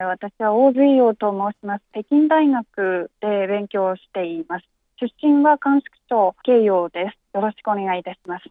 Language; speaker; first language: Japanese; non-native, fluent; Chinese